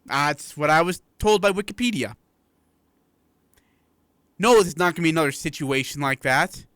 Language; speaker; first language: English; native; English